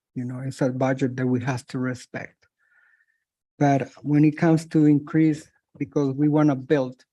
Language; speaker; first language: English; non-native, fluent; Spanish